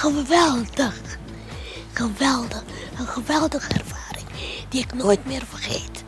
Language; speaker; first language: Dutch; non-native, local second language; Papiamento